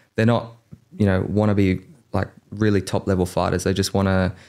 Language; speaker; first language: English; native; English